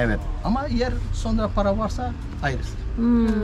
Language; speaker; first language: Turkish; non-native, learner; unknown